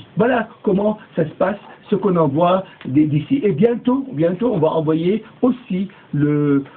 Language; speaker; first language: French; non-native, fluent; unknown